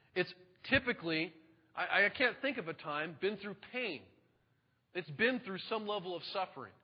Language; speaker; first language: English; native; English